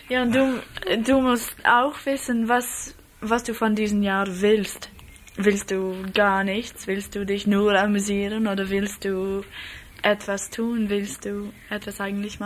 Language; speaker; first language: German; non-native, learner; English